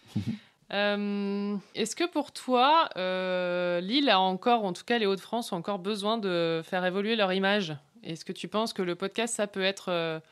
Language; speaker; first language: French; native; French